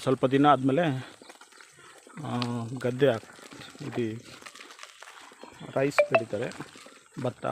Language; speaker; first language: Kannada; non-native, local second language; Urdu